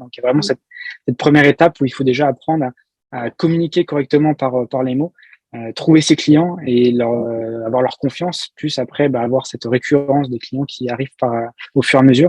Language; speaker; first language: French; native; French